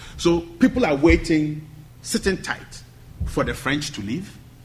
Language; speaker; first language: English; non-native, local second language; Akan